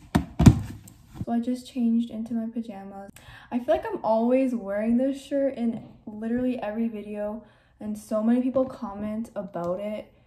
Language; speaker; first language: English; native; English